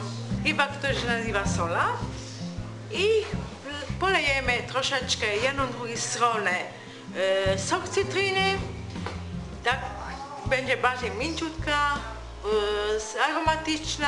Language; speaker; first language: Polish; non-native, learner; Italian